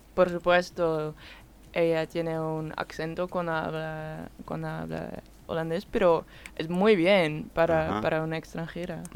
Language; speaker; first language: Spanish; non-native, learner; Dutch